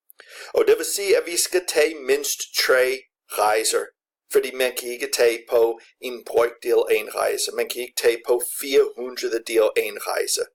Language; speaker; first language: Danish; non-native, fluent; English